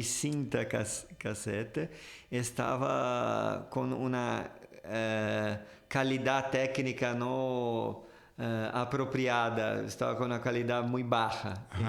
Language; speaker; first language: Spanish; non-native, fluent; Portuguese